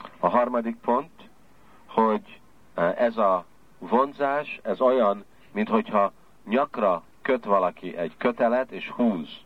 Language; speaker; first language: Hungarian; early bilingual, heritage; Hungarian